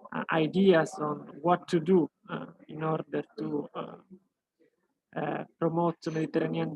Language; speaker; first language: English; non-native, learner; Italian